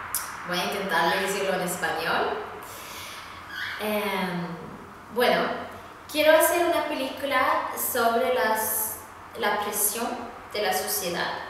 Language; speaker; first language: Spanish; non-native, fluent; Swedish